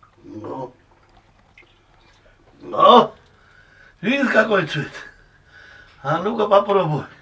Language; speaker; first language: Russian; non-native, local second language; Georgian